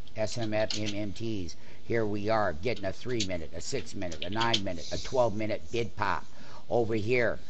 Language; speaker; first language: English; native; English